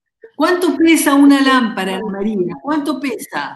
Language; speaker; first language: Spanish; native; Spanish